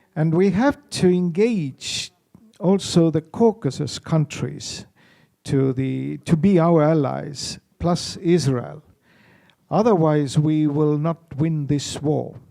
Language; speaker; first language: English; non-native, fluent; Estonian